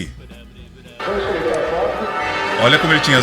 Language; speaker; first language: Portuguese; native; Portuguese